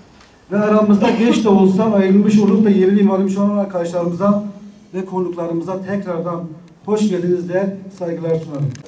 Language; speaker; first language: Turkish; native; Turkish